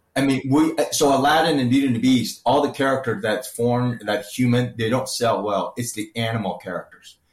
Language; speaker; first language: English; early bilingual, other home language; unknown